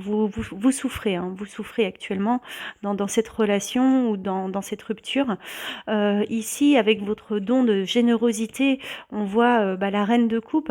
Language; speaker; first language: French; native; French